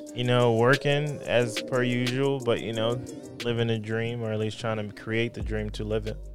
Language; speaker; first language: English; native; English